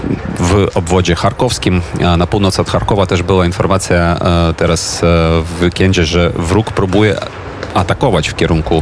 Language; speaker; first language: Polish; non-native, fluent; Ukrainian